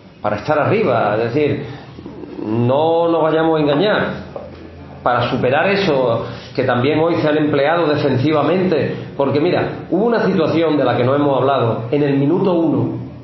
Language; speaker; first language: Spanish; native; Spanish